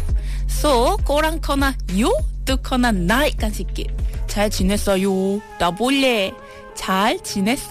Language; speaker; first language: Korean; non-native, learner; Malay